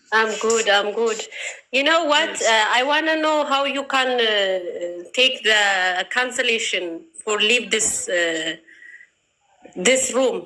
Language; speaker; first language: English; non-native, learner; Amharic